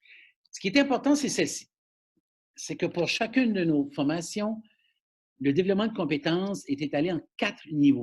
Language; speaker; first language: French; native; French